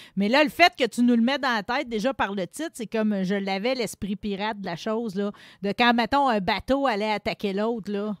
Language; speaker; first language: French; native; French